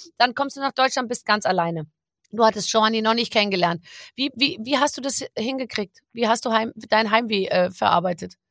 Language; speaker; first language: German; native; German